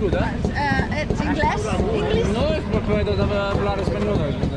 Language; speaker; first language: Spanish; non-native, learner; Ukrainian